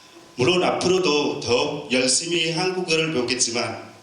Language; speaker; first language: Korean; non-native, learner; Vietnamese